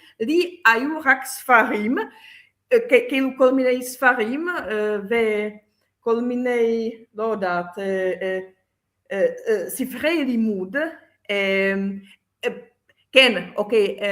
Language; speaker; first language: Hebrew; non-native, fluent; Czech